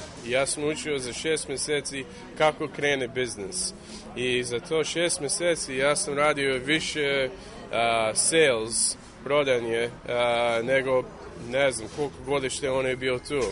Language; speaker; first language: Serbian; early bilingual, heritage; English